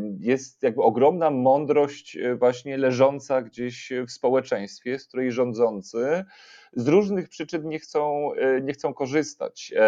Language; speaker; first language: Polish; native; Polish